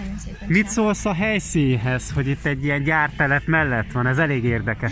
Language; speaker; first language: Hungarian; native; Hungarian